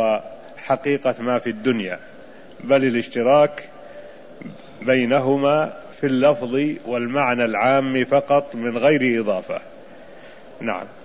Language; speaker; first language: Arabic; native; Arabic